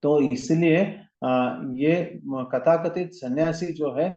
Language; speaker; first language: Hindi; non-native, local second language; Kannada